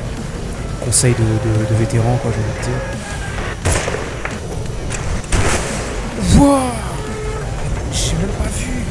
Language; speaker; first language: French; native; French